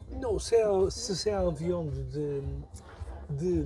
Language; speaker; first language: French; non-native, learner; Portuguese